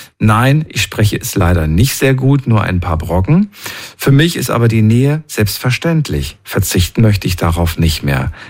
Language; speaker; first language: German; native; German